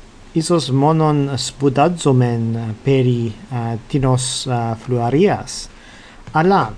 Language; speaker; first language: Greek; non-native, fluent; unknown